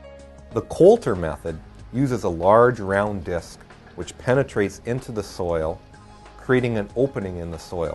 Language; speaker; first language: English; native; English